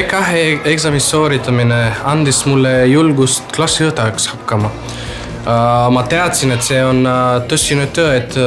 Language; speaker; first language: Estonian; non-native, fluent; Macedonian